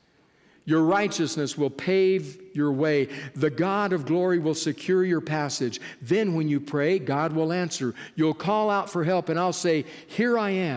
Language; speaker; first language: English; native; English